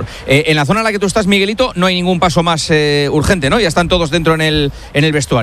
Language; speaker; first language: Spanish; native; Spanish